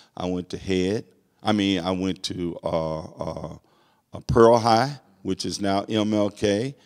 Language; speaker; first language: English; native; English